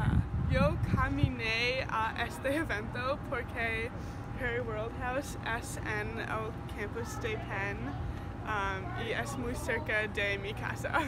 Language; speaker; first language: Spanish; non-native, learner; English